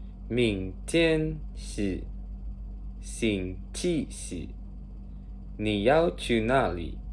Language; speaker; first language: Chinese; non-native, learner; Indonesian